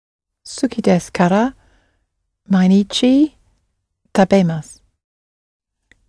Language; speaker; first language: Japanese; non-native, learner; English